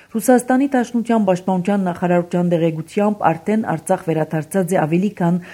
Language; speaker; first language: Armenian; early bilingual, heritage; Armenian